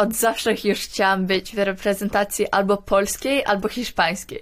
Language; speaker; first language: Polish; early bilingual, heritage; Polish